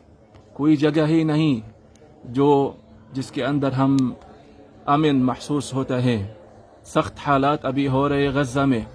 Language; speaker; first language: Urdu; non-native, learner; Arabic